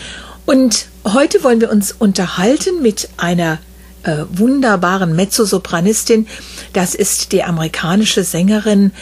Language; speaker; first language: German; native; German